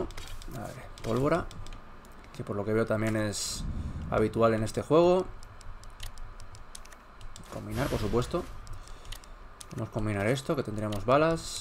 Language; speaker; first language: Spanish; native; Spanish